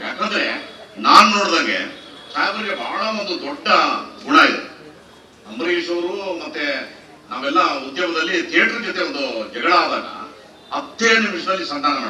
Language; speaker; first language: Kannada; native; Kannada